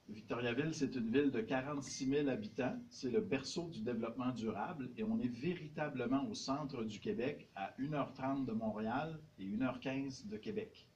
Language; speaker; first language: French; native; French